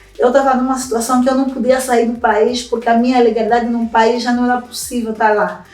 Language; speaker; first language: Portuguese; native; Portuguese